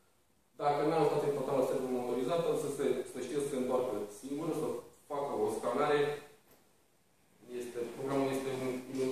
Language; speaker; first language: Romanian; native; Romanian